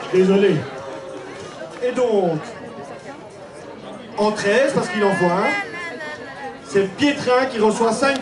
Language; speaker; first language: French; native; French